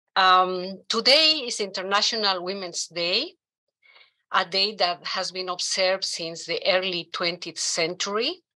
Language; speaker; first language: English; non-native, fluent; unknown